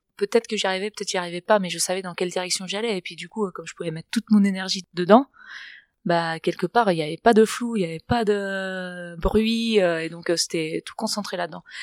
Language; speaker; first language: French; non-native, fluent; Catalan